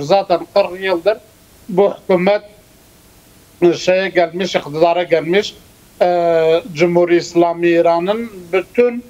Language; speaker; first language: Turkish; non-native, fluent; Kurdish